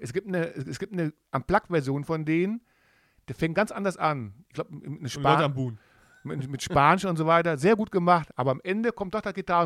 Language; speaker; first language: German; native; German